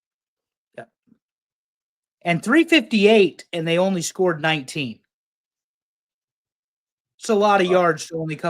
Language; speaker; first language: English; native; English